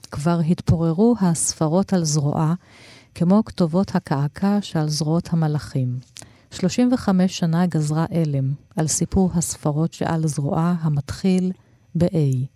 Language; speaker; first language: Hebrew; native; Hebrew